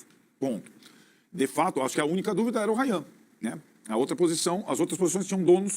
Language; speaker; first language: Portuguese; native; Portuguese